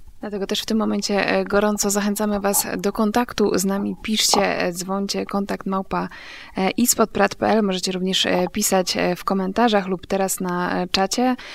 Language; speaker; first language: Polish; native; Polish